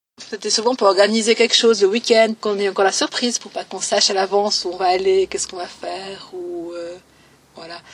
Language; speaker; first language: French; native; French